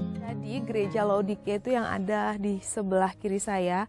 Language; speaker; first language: Indonesian; native; Indonesian